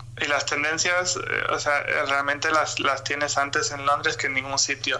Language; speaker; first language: Spanish; early bilingual, other home language; German